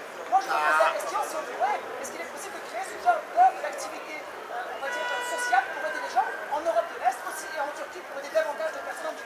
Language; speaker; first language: French; native; French